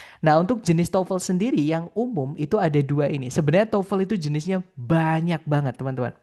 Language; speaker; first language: Indonesian; non-native, local second language; Javanese